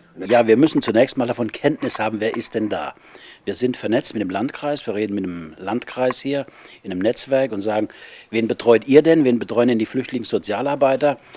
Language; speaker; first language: German; native; German